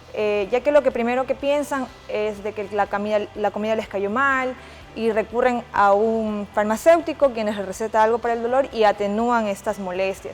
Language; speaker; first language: Spanish; native; Spanish